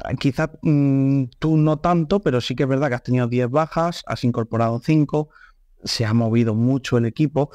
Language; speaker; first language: Spanish; non-native, local second language; Catalan